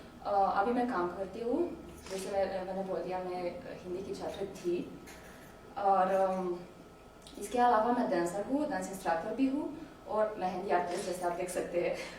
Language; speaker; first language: Hindi; non-native, learner; Romanian